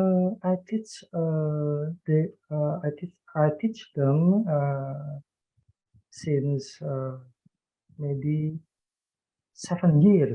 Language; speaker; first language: English; non-native, learner; Indonesian